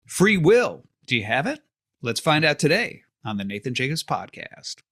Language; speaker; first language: English; native; English